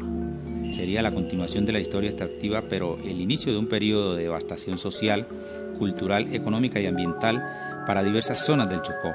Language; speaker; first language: Spanish; native; Spanish